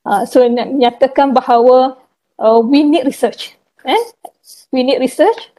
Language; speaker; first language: English; non-native, local second language; Malay